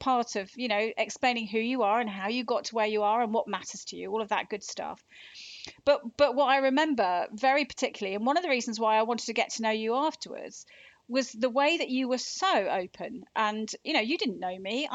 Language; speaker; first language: English; native; English